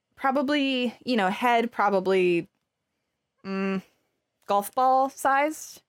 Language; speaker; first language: English; native; English